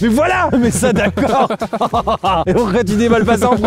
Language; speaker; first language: French; native; French